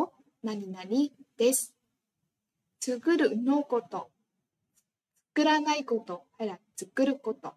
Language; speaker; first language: Japanese; non-native, fluent; Vietnamese